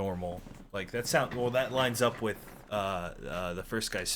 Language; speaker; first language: English; native; English